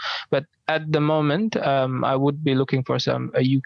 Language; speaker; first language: English; non-native, local second language; Bangla